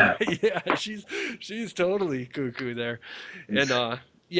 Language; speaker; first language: English; native; English